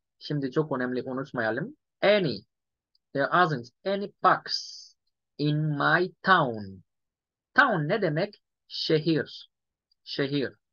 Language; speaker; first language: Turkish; non-native, fluent; Yoruba